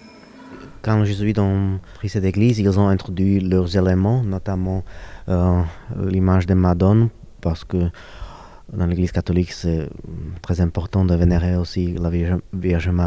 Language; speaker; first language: French; non-native, fluent; Slovak